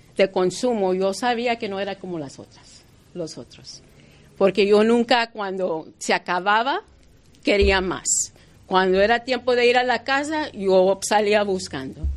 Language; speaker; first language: Spanish; non-native, fluent; English